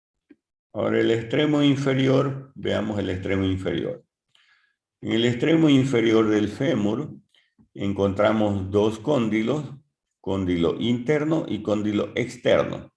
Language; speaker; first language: Spanish; native; Spanish